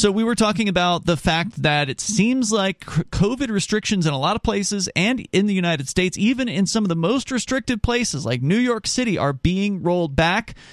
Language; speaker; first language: English; native; English